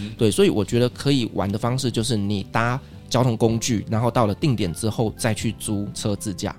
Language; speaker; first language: Chinese; native; Chinese